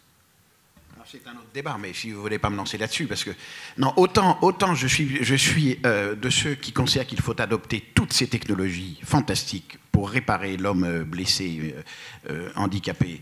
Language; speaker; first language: French; native; French